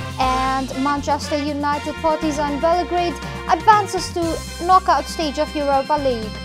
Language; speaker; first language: English; non-native, local second language; Nepali